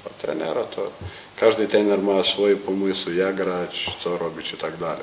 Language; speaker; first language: Polish; non-native, learner; Lithuanian